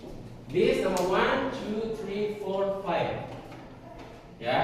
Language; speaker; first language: English; non-native, learner; Indonesian